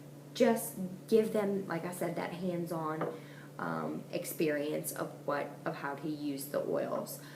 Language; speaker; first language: English; native; English